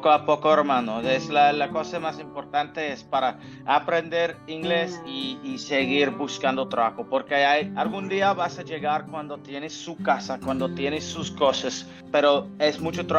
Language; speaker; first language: Spanish; non-native, learner; English